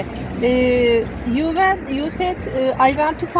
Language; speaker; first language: English; non-native, learner; Turkish